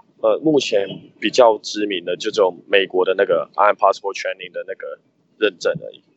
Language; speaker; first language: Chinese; native; Chinese